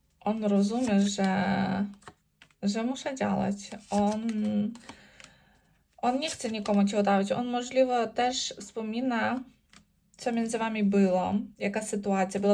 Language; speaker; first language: Polish; non-native, learner; Ukrainian